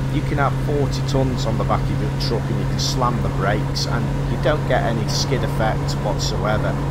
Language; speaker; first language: English; native; English